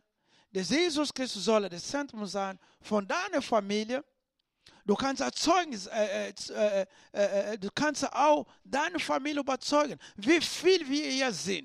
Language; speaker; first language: German; non-native, learner; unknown